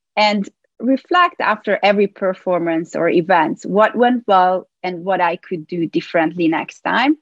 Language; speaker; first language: English; non-native, fluent; Hungarian